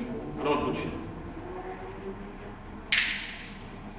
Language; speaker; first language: Polish; native; Polish